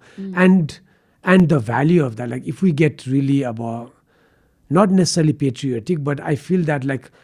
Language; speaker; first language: English; non-native, local second language; Nepali